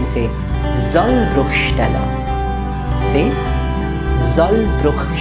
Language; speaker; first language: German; non-native, fluent; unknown